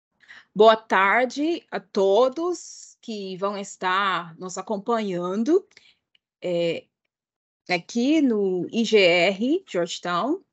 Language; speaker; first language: Portuguese; non-native, fluent; English